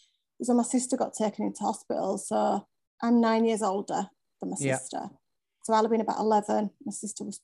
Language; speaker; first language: English; native; English